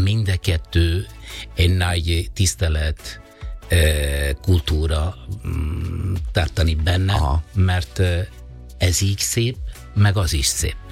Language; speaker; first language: Hungarian; non-native, fluent; Italian